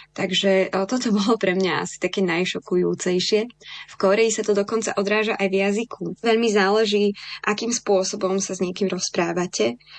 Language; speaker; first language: Slovak; native; Slovak